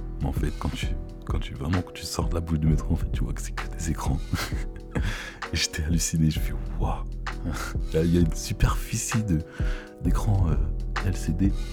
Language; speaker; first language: French; native; French